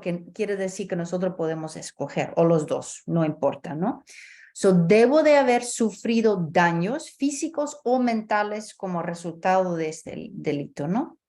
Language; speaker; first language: Spanish; early bilingual, heritage; Spanish